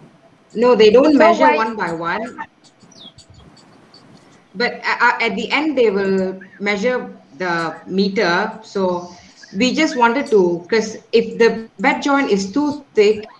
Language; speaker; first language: English; non-native, local second language; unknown